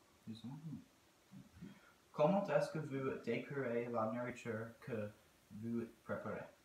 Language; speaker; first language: French; non-native, learner; English